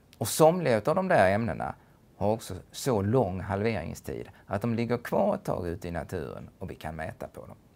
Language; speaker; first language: Swedish; native; Swedish